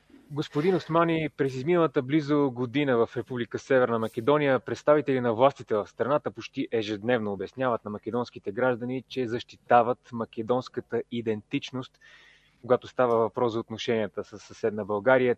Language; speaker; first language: Bulgarian; native; Bulgarian